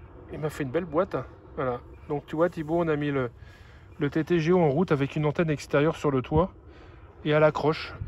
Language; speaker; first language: French; native; French